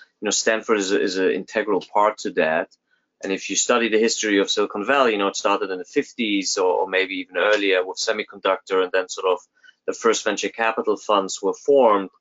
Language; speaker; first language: English; non-native, fluent; German